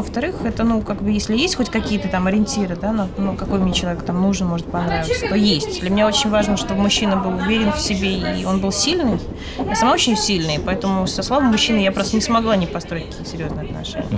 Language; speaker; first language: Russian; native; Russian